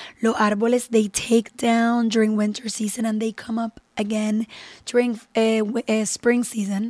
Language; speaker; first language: English; non-native, local second language; Spanish